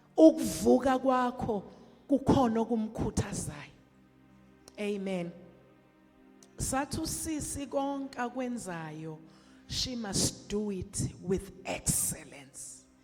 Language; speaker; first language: Zulu; native; Zulu